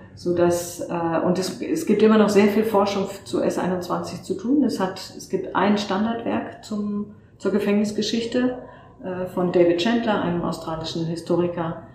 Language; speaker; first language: German; native; German